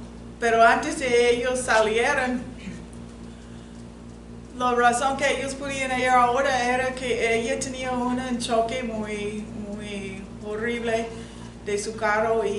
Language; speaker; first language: Spanish; non-native, fluent; English